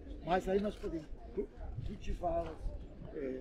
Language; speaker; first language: Portuguese; native; Portuguese